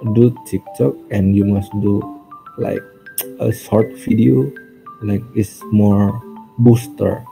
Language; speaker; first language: English; non-native, learner; Indonesian